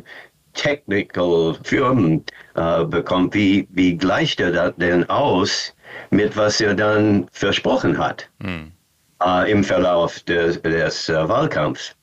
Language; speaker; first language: German; non-native, fluent; English